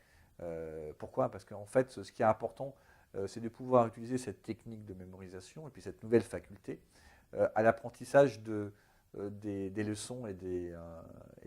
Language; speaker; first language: French; native; French